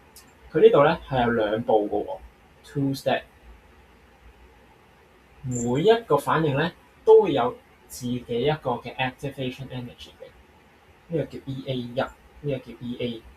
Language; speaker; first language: Cantonese; native; Cantonese